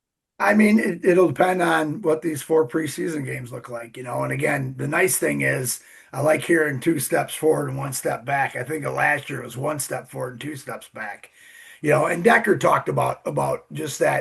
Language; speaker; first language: English; native; English